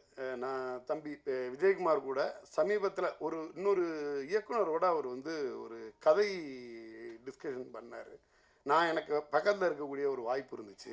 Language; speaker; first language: Tamil; native; Tamil